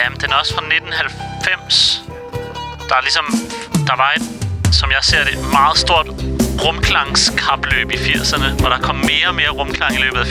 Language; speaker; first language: Danish; native; Danish